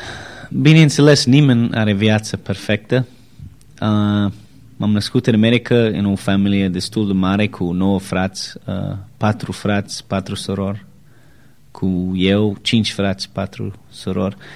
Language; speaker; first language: Romanian; non-native, learner; English